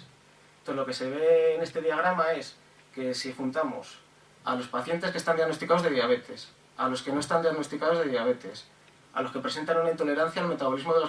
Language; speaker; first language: Spanish; native; Spanish